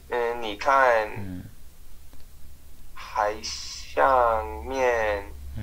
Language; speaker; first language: Chinese; non-native, learner; English